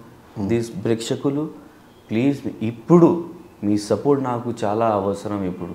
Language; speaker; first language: Telugu; non-native, learner; Hindi